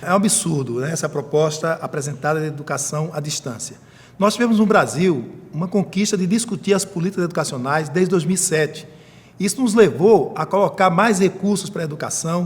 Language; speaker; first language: Portuguese; native; Portuguese